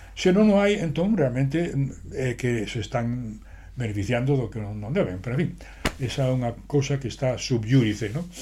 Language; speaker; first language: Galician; non-native, local second language; Spanish